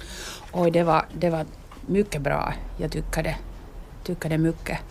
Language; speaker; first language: Swedish; non-native, local second language; Finnish